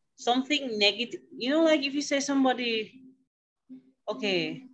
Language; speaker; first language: English; native; English